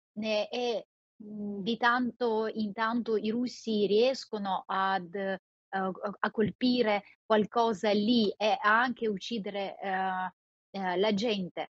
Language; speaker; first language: Italian; non-native, fluent; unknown